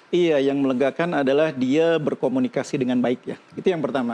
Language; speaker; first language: Indonesian; native; Indonesian